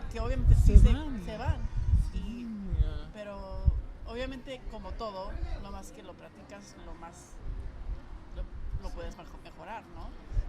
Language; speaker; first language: Spanish; early bilingual, heritage; English